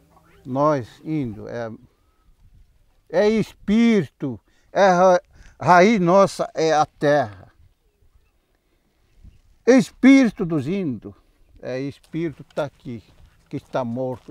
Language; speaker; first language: Portuguese; non-native, local second language; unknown